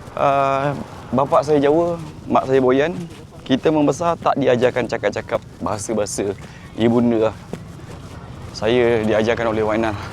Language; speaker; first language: Malay; native; Malay